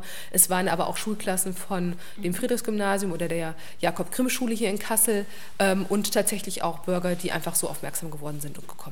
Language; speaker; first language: German; native; German